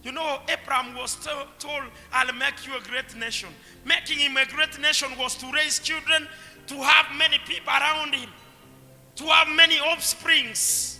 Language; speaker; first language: English; non-native, local second language; Swahili